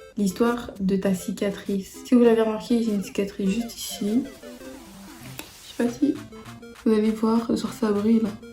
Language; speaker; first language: French; early bilingual, other home language; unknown